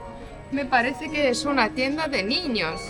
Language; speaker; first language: Spanish; non-native, fluent; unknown